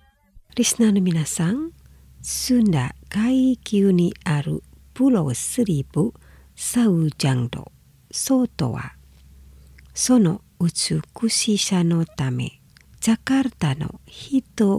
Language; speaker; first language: Japanese; non-native, fluent; Indonesian